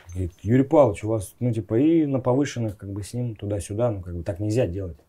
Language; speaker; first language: Russian; native; Russian